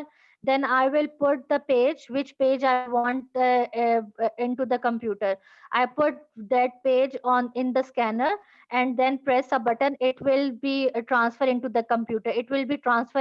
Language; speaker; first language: English; non-native, local second language; Urdu